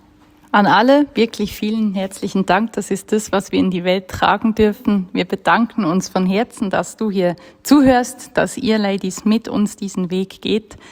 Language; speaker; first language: German; native; German